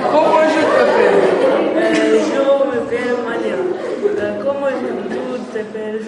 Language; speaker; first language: French; non-native, learner; Slovenian